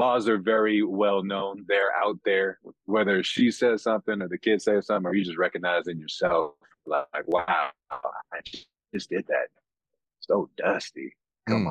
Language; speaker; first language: English; native; English